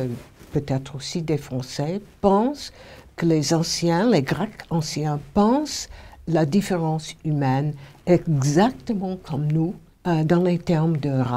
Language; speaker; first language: French; non-native, fluent; English